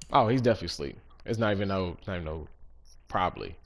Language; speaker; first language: English; native; English